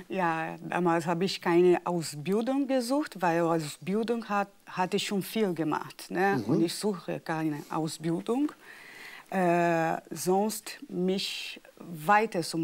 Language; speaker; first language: German; non-native, fluent; Portuguese